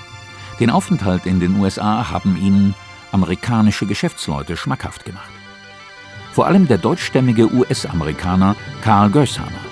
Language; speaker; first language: German; native; German